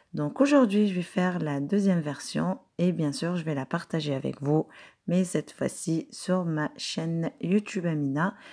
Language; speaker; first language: French; non-native, local second language; Arabic